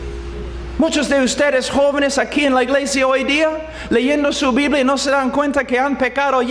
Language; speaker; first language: Spanish; non-native, fluent; English